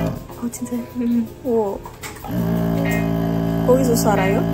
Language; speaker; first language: Korean; non-native, learner; Filipino